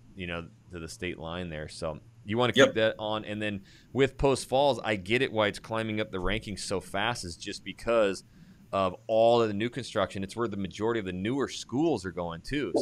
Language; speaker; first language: English; native; English